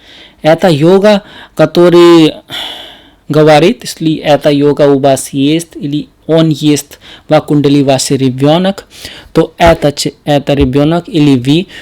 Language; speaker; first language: Russian; non-native, learner; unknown